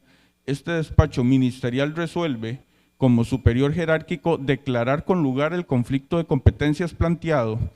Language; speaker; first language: Spanish; native; Spanish